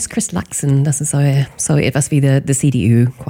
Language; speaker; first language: German; non-native, fluent; English